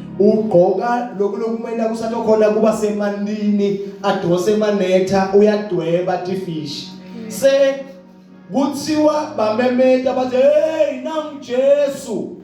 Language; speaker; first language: Zulu; non-native, local second language; Swati